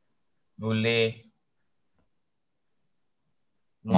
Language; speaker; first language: French; non-native, learner; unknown